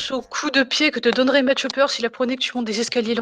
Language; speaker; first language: French; native; French